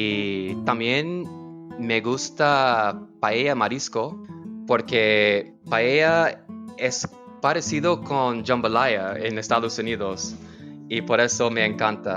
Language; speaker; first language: Spanish; non-native, fluent; English